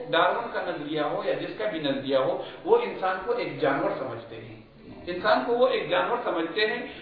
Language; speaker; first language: Urdu; non-native, local second language; Pashto